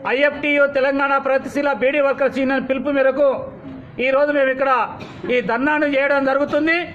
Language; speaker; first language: Telugu; native; Telugu